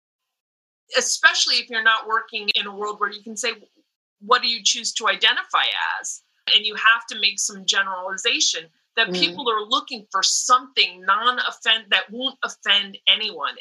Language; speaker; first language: English; native; English